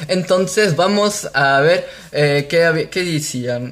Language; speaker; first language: Spanish; non-native, learner; French